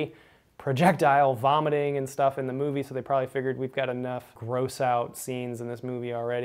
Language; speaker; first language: English; native; English